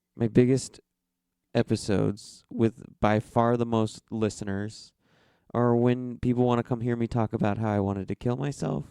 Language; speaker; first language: English; native; English